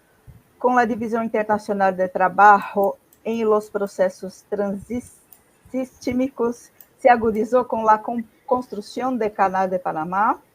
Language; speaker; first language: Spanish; non-native, fluent; Portuguese